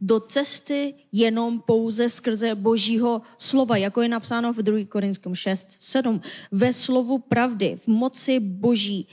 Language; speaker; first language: Czech; non-native, fluent; Korean